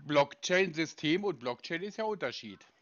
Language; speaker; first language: German; native; German